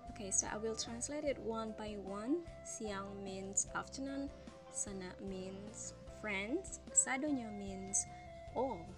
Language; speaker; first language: English; non-native, fluent; Indonesian